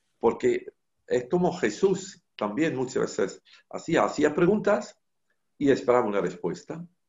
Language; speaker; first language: Spanish; non-native, fluent; Dutch